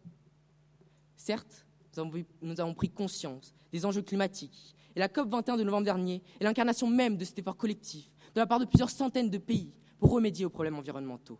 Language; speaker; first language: French; non-native, fluent; Romanian